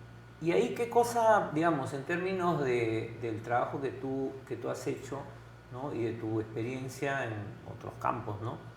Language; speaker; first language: Spanish; native; Spanish